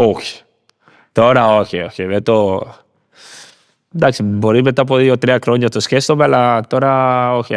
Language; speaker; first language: Greek; non-native, learner; Spanish